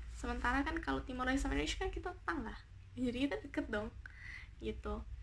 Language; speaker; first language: Indonesian; early bilingual, heritage; Indonesian